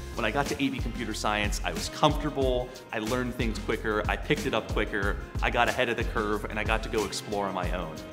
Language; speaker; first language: English; native; English